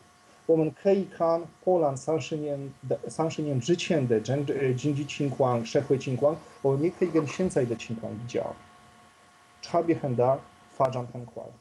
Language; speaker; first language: Chinese; non-native, fluent; Polish